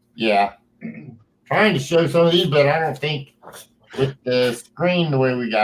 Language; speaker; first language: English; native; English